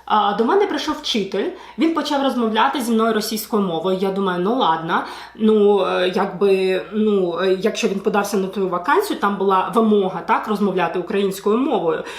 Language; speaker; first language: Ukrainian; non-native, local second language; Russian